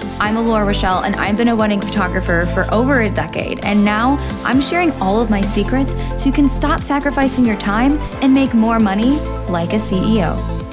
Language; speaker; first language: English; native; English